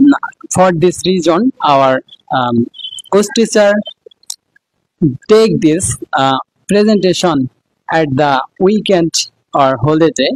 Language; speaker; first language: English; non-native, learner; Bangla